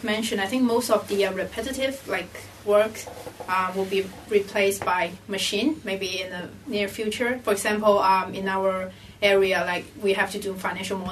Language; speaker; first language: English; non-native, local second language; Cantonese